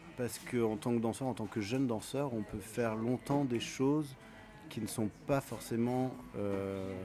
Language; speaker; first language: French; native; French